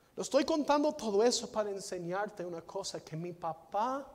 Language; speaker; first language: Spanish; non-native, fluent; English